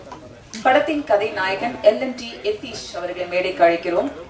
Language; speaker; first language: Tamil; native; Tamil